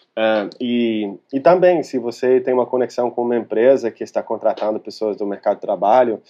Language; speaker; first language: Portuguese; non-native, fluent; English